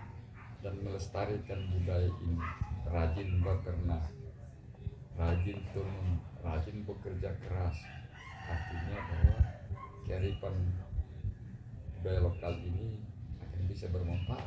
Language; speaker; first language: Indonesian; non-native, local second language; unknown